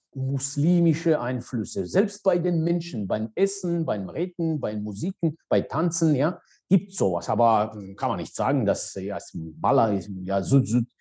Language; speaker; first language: German; non-native, fluent; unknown